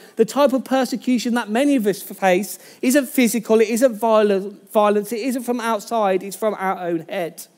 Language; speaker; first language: English; native; English